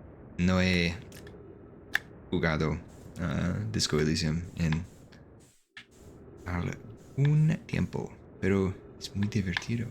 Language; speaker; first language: Spanish; non-native, learner; English